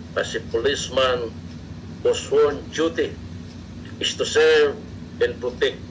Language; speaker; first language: English; non-native, local second language; Cebuano